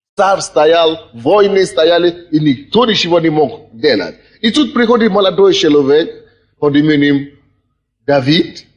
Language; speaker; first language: Russian; non-native, fluent; Yoruba